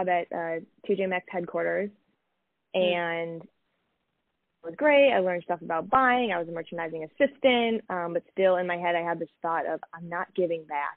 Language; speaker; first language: English; native; English